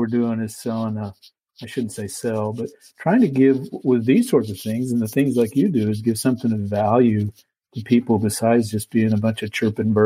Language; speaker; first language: English; native; English